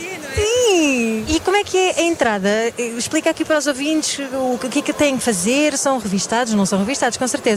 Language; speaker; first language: Portuguese; native; Portuguese